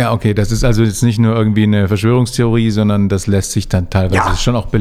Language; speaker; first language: German; native; German